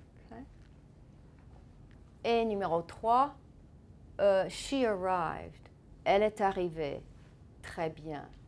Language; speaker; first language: French; non-native, fluent; English